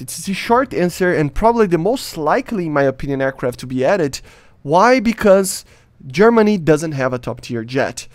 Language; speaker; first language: English; non-native, fluent; Portuguese